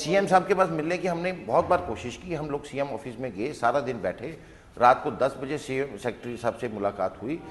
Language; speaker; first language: Hindi; native; Hindi